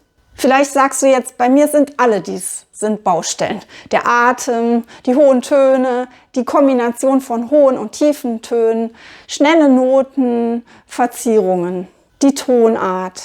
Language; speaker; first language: German; native; German